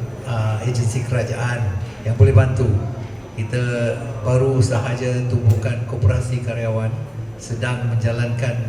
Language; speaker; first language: Malay; native; Malay